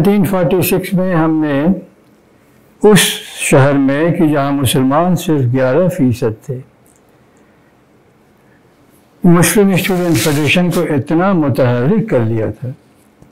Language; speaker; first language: Urdu; native; Urdu